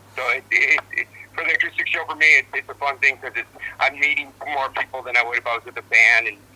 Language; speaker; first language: English; native; English